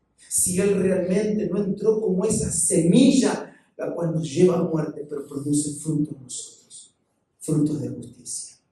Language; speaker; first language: Spanish; native; Spanish